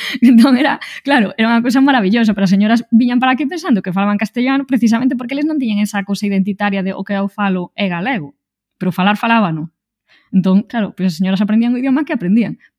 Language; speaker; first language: Galician; native; Galician